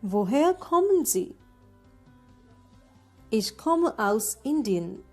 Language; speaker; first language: German; non-native, fluent; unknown